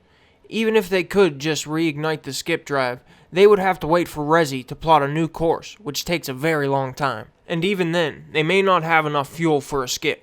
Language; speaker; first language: English; native; English